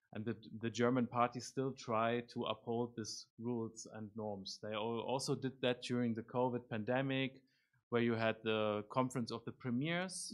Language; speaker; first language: English; non-native, fluent; German